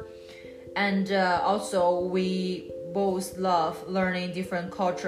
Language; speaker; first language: English; non-native, learner; Chinese